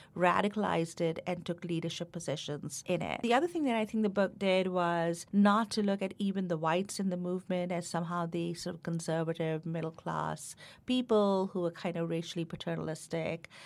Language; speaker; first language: English; non-native, local second language; Hindi